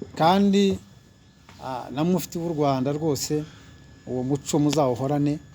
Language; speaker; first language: Kinyarwanda; early bilingual, heritage; Kinyarwanda